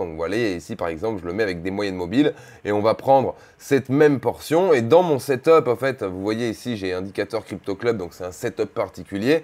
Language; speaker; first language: French; native; French